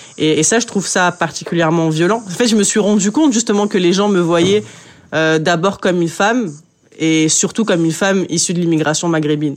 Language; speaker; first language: French; native; French